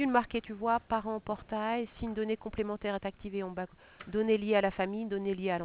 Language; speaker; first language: French; native; French